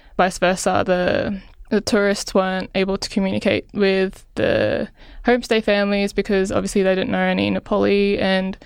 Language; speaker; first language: English; non-native, local second language; Filipino